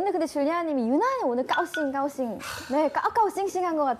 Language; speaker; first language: Korean; native; Korean